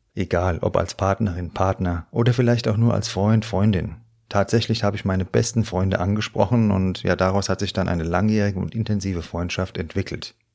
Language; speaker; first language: German; native; German